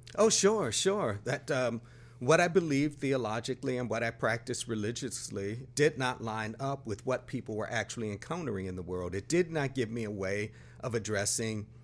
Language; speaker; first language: English; native; English